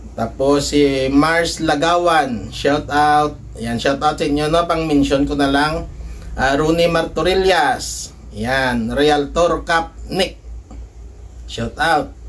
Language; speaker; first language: Filipino; non-native, local second language; Hiligaynon